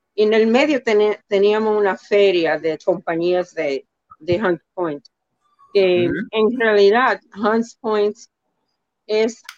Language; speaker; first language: Spanish; early bilingual, heritage; Spanish